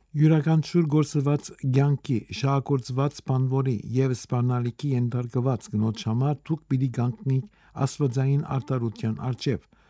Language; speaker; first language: Armenian; early bilingual, heritage; Armenian